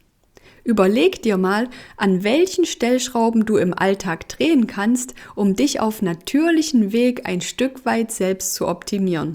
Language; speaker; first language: German; native; German